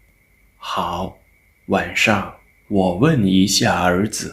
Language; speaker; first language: Chinese; non-native, fluent; Lao